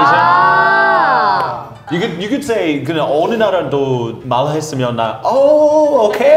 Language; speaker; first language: Korean; non-native, learner; English